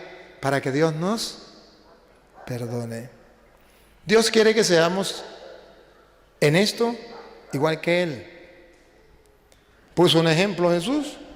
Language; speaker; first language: Spanish; native; Spanish